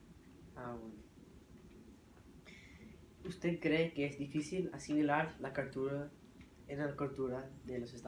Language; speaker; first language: Spanish; early bilingual, heritage; English